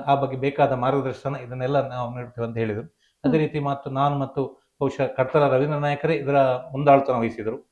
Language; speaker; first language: Kannada; non-native, local second language; Konkani